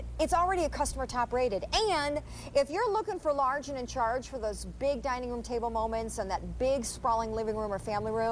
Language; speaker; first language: English; native; English